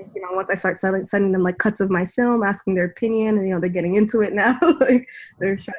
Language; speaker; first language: English; native; English